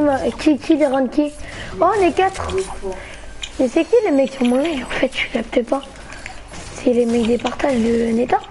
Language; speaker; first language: French; native; French